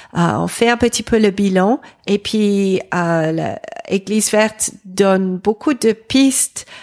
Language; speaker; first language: French; non-native, fluent; English